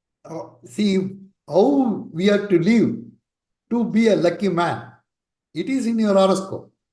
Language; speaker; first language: English; non-native, local second language; Tamil